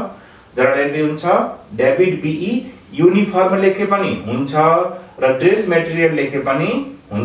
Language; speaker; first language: Nepali; native; Nepali